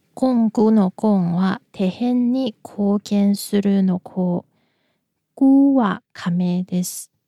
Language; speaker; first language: Japanese; non-native, fluent; Chinese